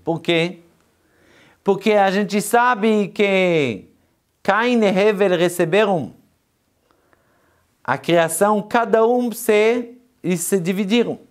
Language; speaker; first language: Portuguese; non-native, fluent; Hebrew